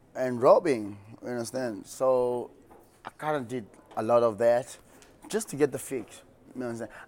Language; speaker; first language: English; non-native, local second language; Xhosa